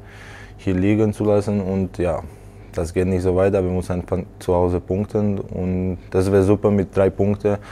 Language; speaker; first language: German; non-native, learner; Slovak